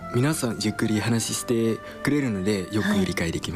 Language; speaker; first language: Japanese; non-native, learner; Khmer